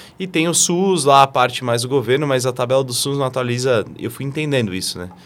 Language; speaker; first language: Portuguese; native; Portuguese